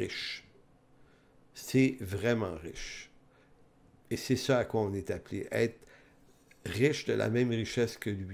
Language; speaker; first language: French; native; French